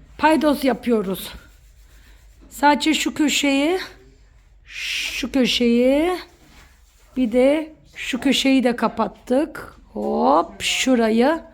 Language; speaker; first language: Turkish; early bilingual, heritage; Turkish